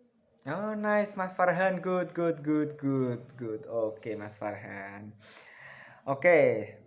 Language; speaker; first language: English; non-native, learner; Indonesian